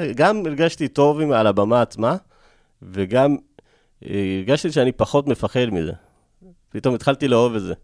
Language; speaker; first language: Hebrew; early bilingual, other home language; Amharic